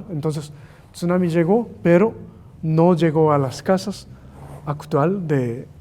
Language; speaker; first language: Spanish; non-native, learner; Japanese